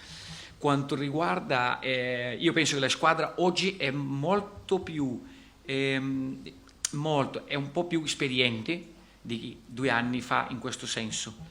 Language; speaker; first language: Italian; non-native, fluent; Portuguese